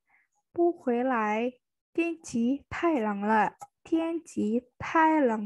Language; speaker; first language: Chinese; non-native, fluent; Indonesian